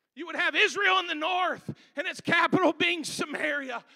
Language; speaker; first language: English; native; English